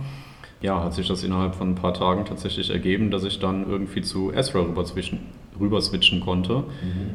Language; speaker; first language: German; native; German